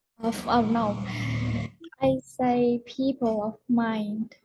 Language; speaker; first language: English; non-native, learner; Vietnamese